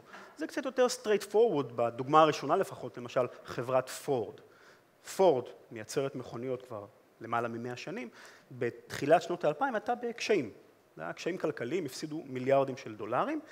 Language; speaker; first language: Hebrew; native; Hebrew